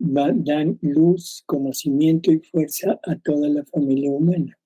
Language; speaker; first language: Spanish; native; Spanish